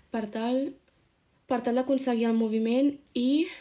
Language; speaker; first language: Catalan; non-native, local second language; Spanish